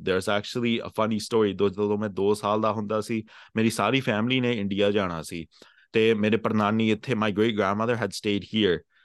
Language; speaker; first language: Punjabi; early bilingual, heritage; Punjabi